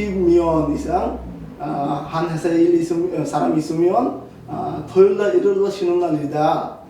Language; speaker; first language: Korean; non-native, learner; Bangla